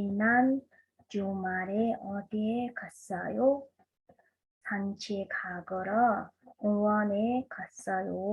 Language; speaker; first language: Korean; non-native, fluent; Mongolian